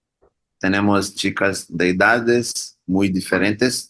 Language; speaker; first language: Spanish; non-native, learner; Portuguese